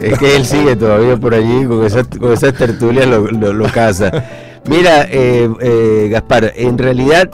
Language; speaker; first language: Spanish; native; Spanish